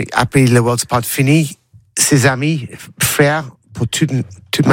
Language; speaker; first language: French; non-native, learner; English